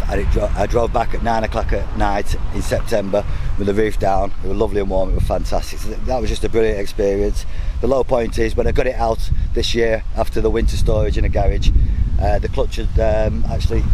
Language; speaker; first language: English; native; English